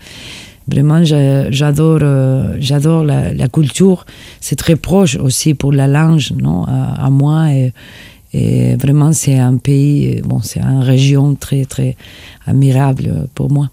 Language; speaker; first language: French; non-native, fluent; Spanish